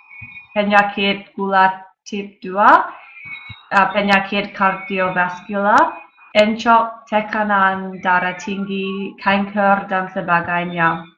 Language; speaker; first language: Indonesian; non-native, learner; English